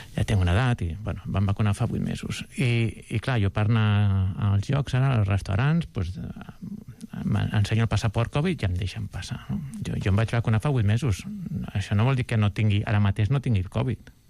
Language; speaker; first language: Catalan; native; Catalan